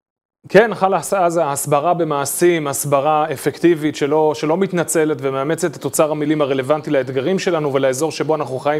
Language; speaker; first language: Hebrew; native; Hebrew